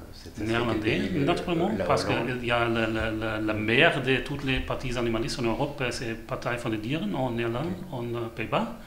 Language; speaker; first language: French; non-native, learner; German